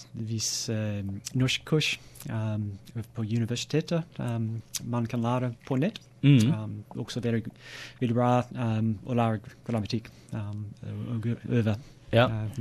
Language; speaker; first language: Norwegian; non-native, learner; English